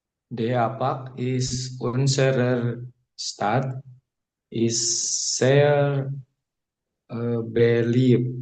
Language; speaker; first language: German; non-native, learner; Indonesian